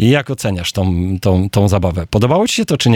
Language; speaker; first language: Polish; native; Polish